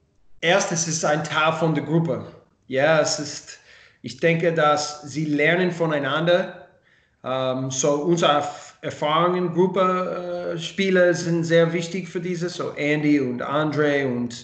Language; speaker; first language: German; non-native, learner; English